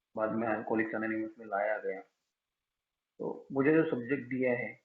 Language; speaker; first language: Hindi; non-native, local second language; Marathi